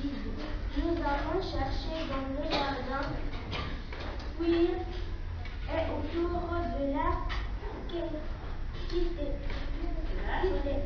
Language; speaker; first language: French; non-native, learner; Arabic